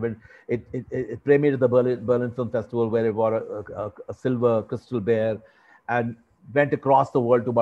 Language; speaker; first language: English; non-native, local second language; Hindi